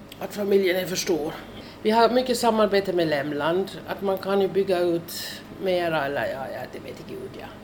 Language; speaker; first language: Swedish; non-native, fluent; German